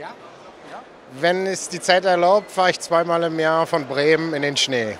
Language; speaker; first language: German; native; German